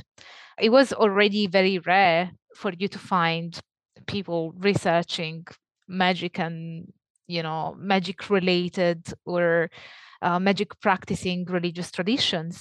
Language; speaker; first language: English; non-native, fluent; Italian